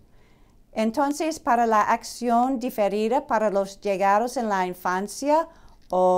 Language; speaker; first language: Spanish; non-native, fluent; English